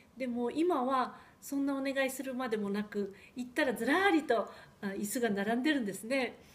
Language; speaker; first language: Japanese; early bilingual, heritage; Japanese